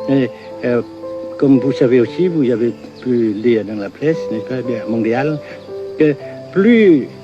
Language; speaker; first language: French; non-native, local second language; Vietnamese